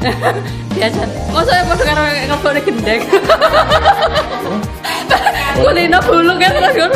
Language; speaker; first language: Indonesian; non-native, local second language; Javanese